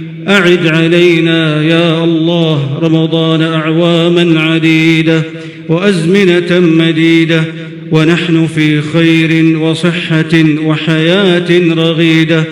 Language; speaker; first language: Arabic; native; Arabic